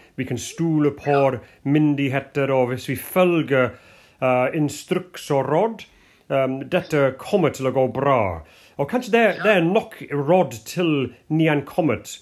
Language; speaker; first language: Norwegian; non-native, fluent; English